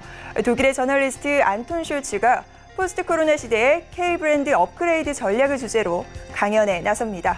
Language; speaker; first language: Korean; native; Korean